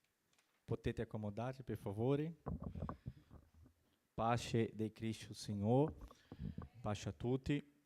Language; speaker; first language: Italian; non-native, learner; Portuguese